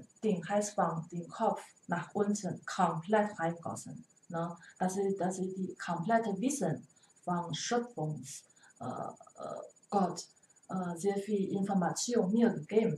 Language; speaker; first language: German; non-native, learner; Chinese